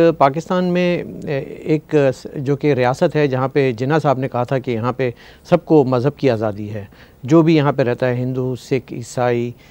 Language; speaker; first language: Urdu; native; Urdu